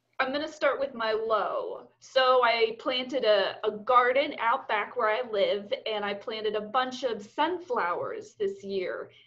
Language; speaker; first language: English; native; English